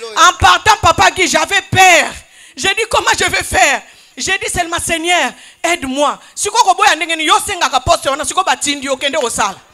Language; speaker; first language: French; non-native, local second language; Lingala